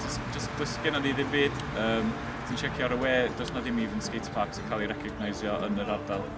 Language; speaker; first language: Welsh; native; Welsh